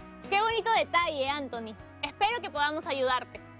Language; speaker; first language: Spanish; native; Spanish